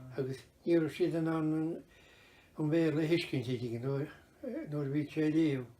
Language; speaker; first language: Irish; native; Irish